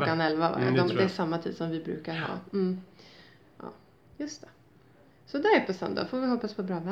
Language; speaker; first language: Swedish; native; Swedish